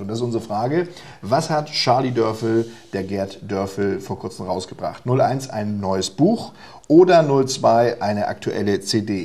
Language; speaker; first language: German; native; German